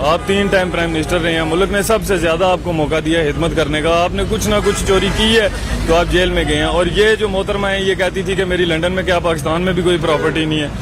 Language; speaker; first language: Urdu; non-native, local second language; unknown